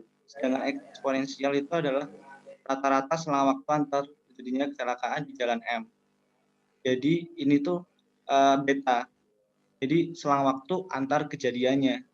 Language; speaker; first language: Indonesian; native; Indonesian